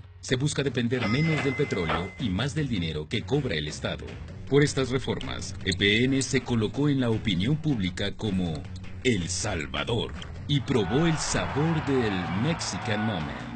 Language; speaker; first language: Spanish; native; Spanish